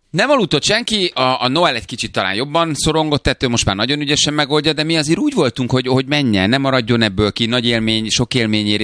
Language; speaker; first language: Hungarian; native; Hungarian